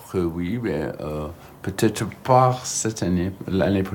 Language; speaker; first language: French; non-native, fluent; English